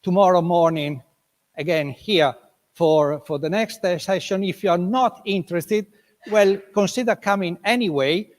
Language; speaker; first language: English; non-native, fluent; Italian